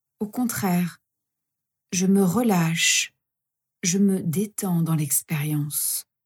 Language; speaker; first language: French; native; French